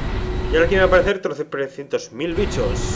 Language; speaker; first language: Spanish; native; Spanish